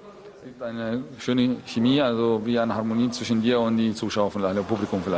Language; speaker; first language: German; non-native, fluent; Arabic